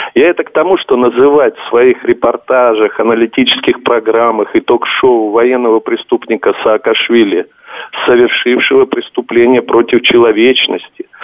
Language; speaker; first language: Russian; non-native, local second language; Georgian